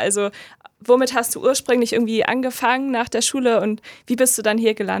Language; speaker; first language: German; native; German